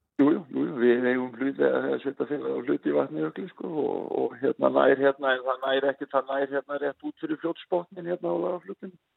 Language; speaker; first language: Icelandic; native; Icelandic